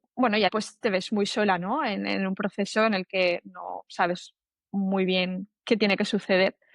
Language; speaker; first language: Spanish; native; Spanish